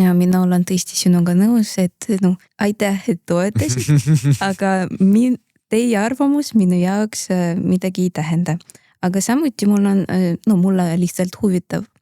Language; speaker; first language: Estonian; non-native, local second language; Russian